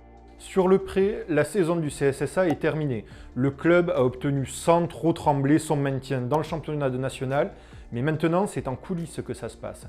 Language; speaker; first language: French; native; French